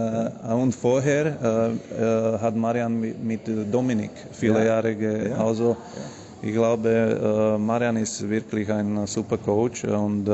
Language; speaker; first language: German; non-native, fluent; Slovak